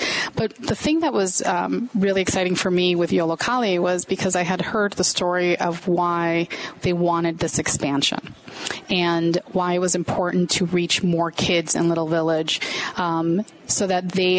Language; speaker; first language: English; native; English